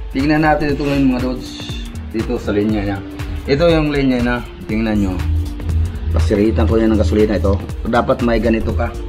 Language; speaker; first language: Filipino; non-native, local second language; Cebuano